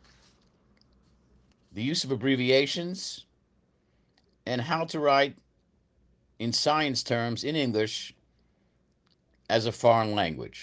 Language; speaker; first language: English; native; English